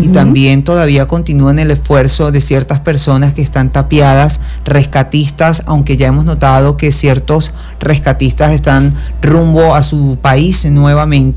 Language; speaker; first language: Spanish; native; Spanish